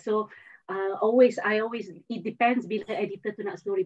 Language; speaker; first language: English; non-native, local second language; Malay